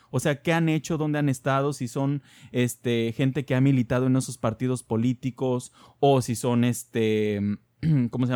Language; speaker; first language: Spanish; native; Spanish